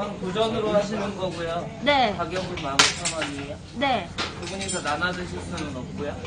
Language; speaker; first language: Korean; native; Korean